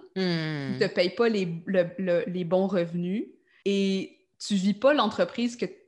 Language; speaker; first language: French; native; French